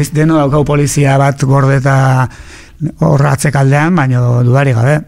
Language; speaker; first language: Basque; native; Basque